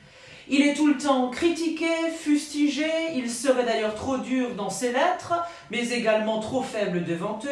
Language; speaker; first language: French; native; French